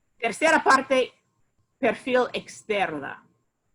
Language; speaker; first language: Spanish; non-native, fluent; English